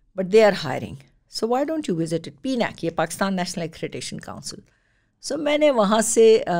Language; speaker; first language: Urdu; non-native, local second language; Pashto